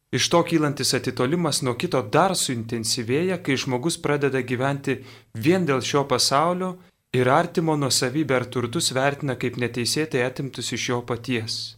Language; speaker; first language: Lithuanian; native; Lithuanian